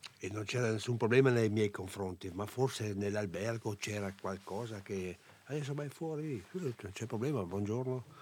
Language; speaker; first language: Italian; non-native, local second language; German